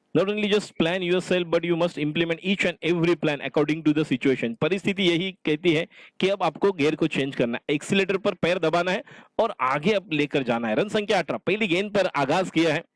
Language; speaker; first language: Hindi; non-native, local second language; Marathi